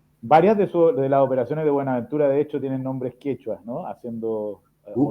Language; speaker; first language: Spanish; native; Spanish